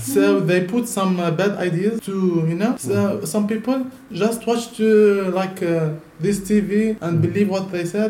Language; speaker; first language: English; non-native, learner; Arabic